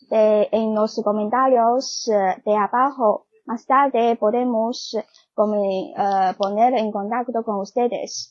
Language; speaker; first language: Spanish; non-native, learner; Chinese